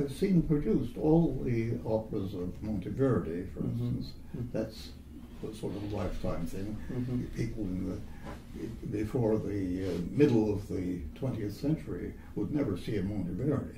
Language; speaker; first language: English; native; English